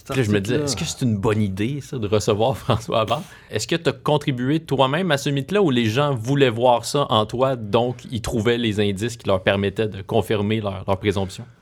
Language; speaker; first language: French; native; French